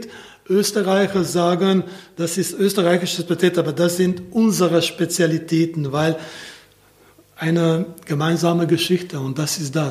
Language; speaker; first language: German; non-native, fluent; Slovenian